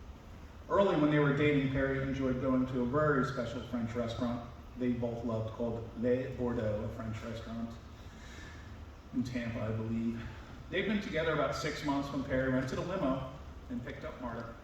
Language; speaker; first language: English; native; English